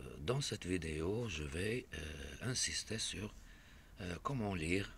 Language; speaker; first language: French; non-native, local second language; Arabic